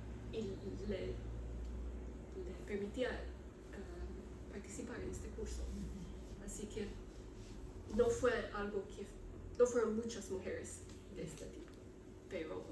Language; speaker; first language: Spanish; non-native, learner; Romanian